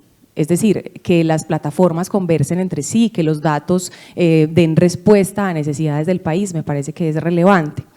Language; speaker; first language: Spanish; native; Spanish